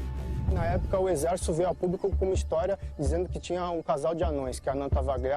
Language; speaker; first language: Portuguese; native; Portuguese